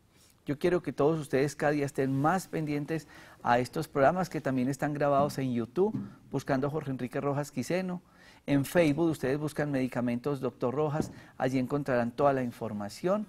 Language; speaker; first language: Spanish; native; Spanish